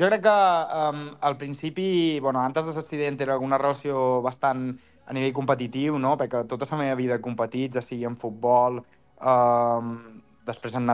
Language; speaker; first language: Catalan; native; Catalan